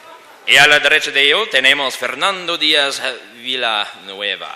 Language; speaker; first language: Spanish; non-native, learner; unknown